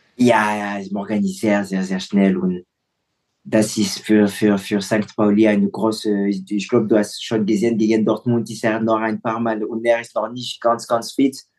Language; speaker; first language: German; non-native, fluent; French